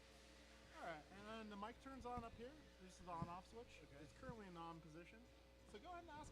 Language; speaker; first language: English; native; English